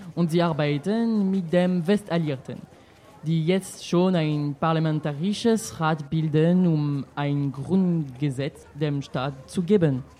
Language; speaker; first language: German; non-native, learner; French